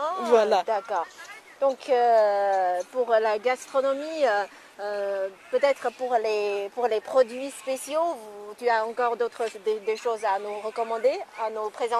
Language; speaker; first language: French; non-native, fluent; Chinese